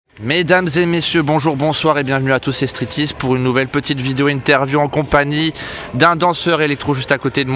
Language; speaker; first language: French; native; French